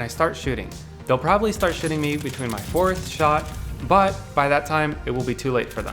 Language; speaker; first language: English; native; English